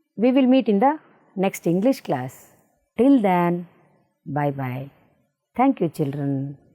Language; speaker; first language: English; non-native, local second language; Kannada